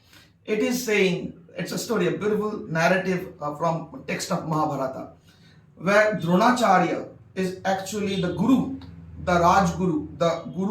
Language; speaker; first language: English; non-native, local second language; Bangla